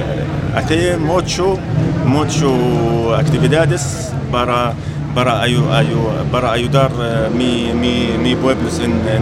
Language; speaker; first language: Spanish; non-native, learner; Arabic